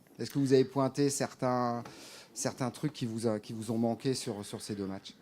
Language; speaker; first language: French; native; French